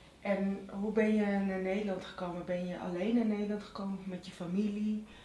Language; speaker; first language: Dutch; native; Dutch